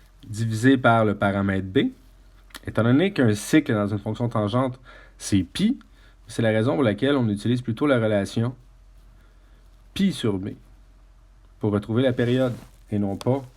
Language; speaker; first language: French; native; French